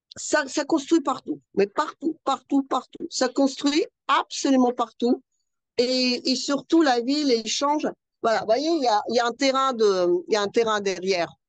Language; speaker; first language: French; non-native, fluent; Russian